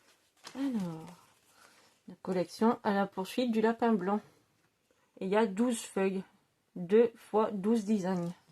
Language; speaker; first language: French; native; French